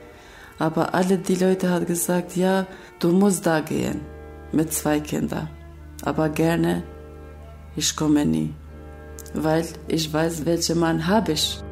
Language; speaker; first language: German; non-native, learner; Albanian